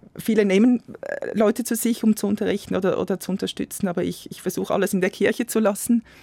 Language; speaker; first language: German; native; German